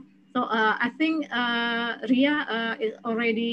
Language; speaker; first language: English; non-native, fluent; Indonesian